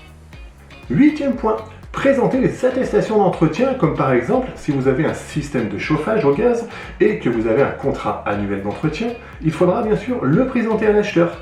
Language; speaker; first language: French; native; French